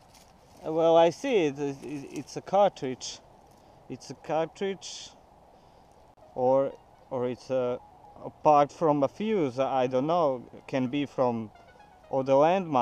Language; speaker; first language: English; non-native, learner; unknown